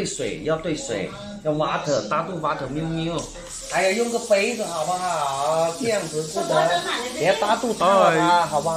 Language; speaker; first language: Chinese; native; Chinese